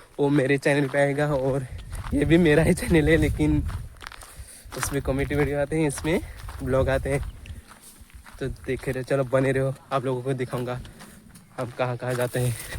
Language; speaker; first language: Hindi; non-native, local second language; Marathi